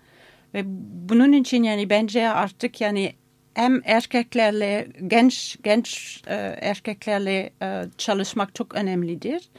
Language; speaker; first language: Turkish; non-native, fluent; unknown